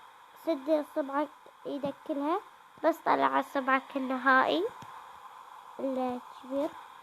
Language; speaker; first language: Arabic; native; Arabic